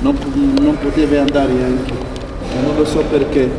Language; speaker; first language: Italian; non-native, learner; Arabic